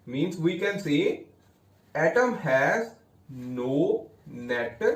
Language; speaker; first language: English; non-native, local second language; Punjabi